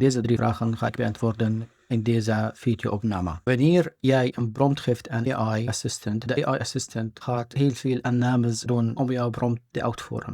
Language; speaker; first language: Dutch; non-native, fluent; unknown